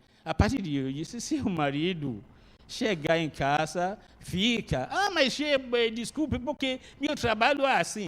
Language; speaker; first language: Portuguese; non-native, learner; Arabic